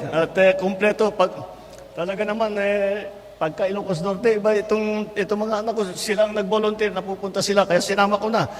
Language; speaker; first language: Filipino; native; Filipino